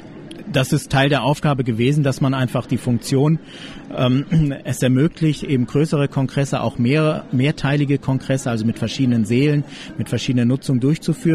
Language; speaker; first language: German; native; German